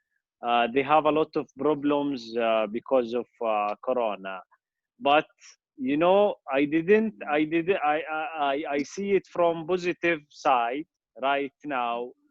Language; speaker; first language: English; non-native, fluent; Arabic